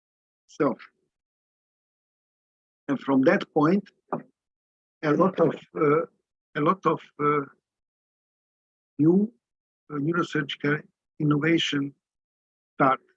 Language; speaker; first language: English; non-native, fluent; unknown